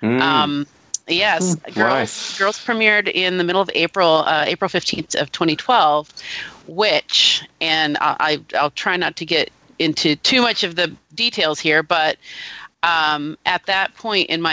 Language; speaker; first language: English; native; English